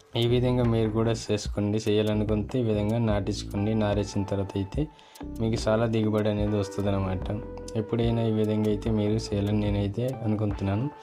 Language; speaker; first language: Telugu; non-native, local second language; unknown